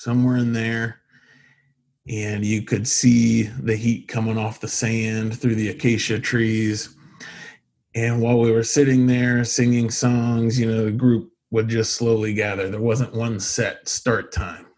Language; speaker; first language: English; native; English